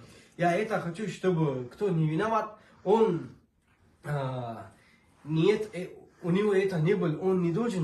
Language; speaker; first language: Russian; non-native, learner; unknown